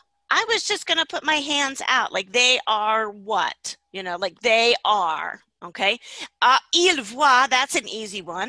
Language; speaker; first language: English; native; English